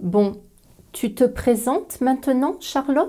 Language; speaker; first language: French; native; French